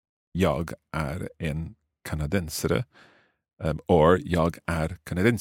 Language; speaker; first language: Swedish; non-native, learner; English